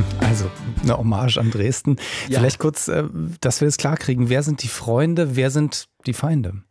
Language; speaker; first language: German; native; German